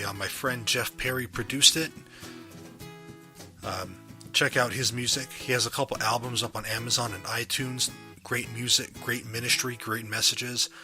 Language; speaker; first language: English; native; English